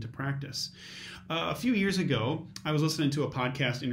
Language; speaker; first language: English; native; English